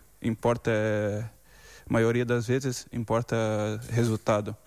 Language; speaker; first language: Spanish; non-native, learner; Portuguese